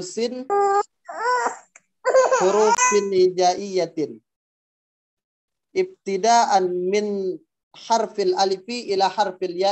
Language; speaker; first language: Arabic; non-native, learner; Indonesian